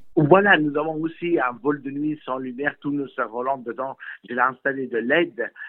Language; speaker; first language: French; non-native, fluent; Persian